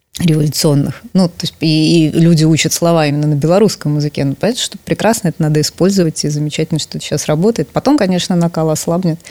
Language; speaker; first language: Russian; native; Russian